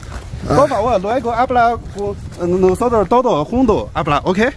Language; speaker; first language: Spanish; non-native, learner; Chinese